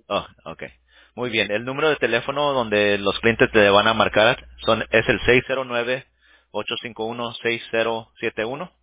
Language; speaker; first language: Spanish; early bilingual, heritage; English